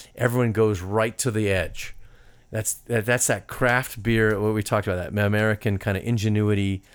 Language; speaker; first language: English; native; English